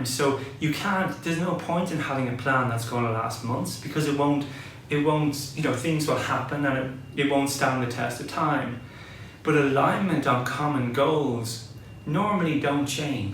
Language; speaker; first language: English; native; English